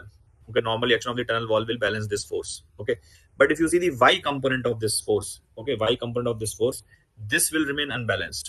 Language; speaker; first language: English; non-native, local second language; Hindi